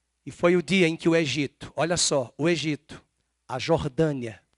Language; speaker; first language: Portuguese; native; Portuguese